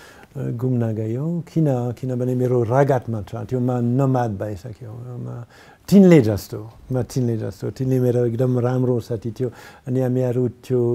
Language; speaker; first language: Nepali; non-native, learner; French